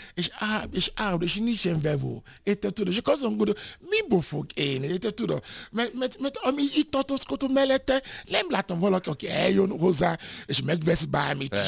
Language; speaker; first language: Hungarian; non-native, fluent; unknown